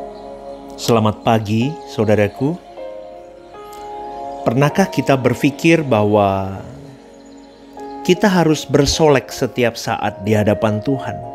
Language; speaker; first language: Indonesian; native; Indonesian